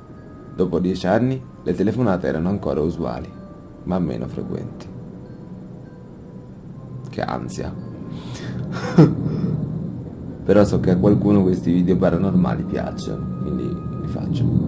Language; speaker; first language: Italian; native; Italian